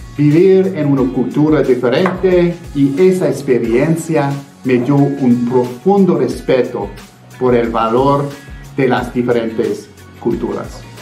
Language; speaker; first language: Spanish; non-native, fluent; English